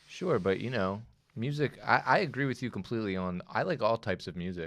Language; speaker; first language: English; native; English